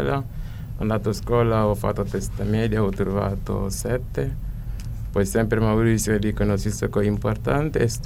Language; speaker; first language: Italian; non-native, learner; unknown